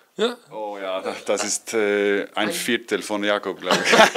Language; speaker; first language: German; non-native, learner; Icelandic